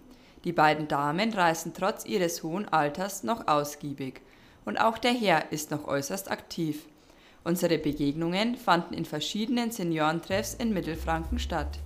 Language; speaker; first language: German; native; German